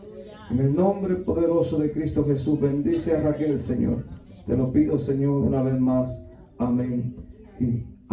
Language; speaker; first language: Spanish; native; Spanish